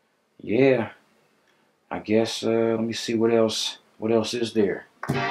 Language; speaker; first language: English; native; English